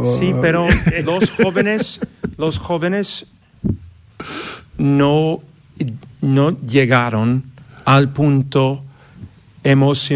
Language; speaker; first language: Spanish; non-native, fluent; English